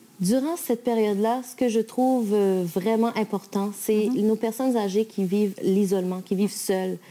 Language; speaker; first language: French; native; French